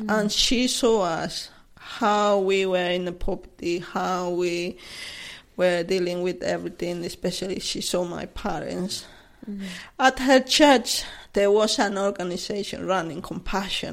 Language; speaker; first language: English; non-native, learner; Spanish